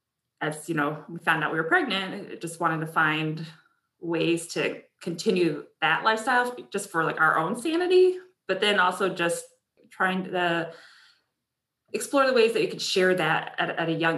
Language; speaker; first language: English; native; English